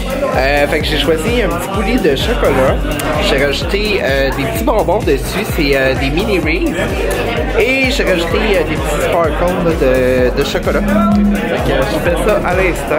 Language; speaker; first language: French; native; French